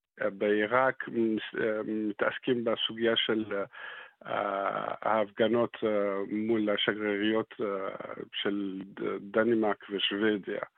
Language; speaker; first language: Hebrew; non-native, fluent; Arabic